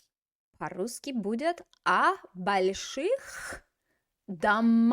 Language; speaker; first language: Russian; non-native, fluent; English